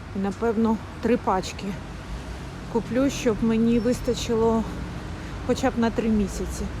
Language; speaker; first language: Ukrainian; native; Ukrainian